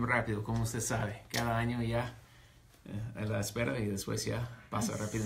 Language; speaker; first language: Spanish; non-native, fluent; English